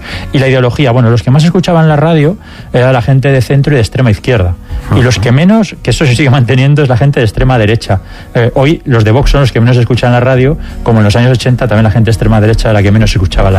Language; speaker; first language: Spanish; native; Spanish